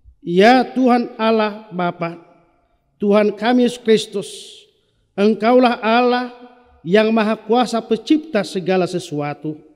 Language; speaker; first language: Indonesian; non-native, local second language; Batak Toba